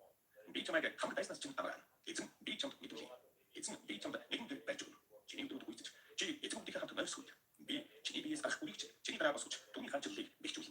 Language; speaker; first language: Mongolian; native; Mongolian